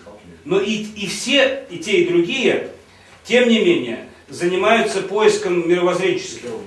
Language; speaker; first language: Russian; native; Russian